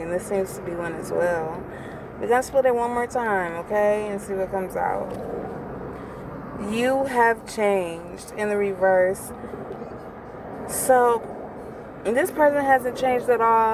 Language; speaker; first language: English; native; English